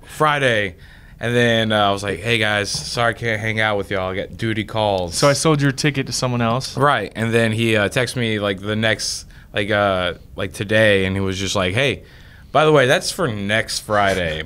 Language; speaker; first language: English; native; English